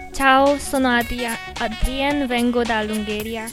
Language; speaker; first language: Italian; non-native, learner; Hungarian